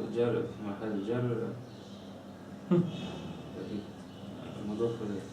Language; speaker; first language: Arabic; non-native, learner; Chechen